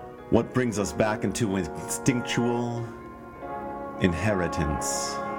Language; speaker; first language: English; native; English